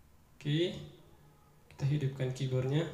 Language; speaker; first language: Indonesian; native; Indonesian